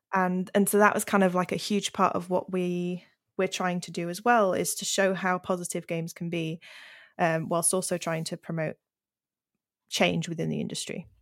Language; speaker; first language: English; native; English